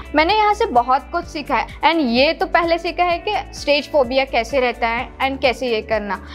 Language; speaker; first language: Hindi; non-native, local second language; Urdu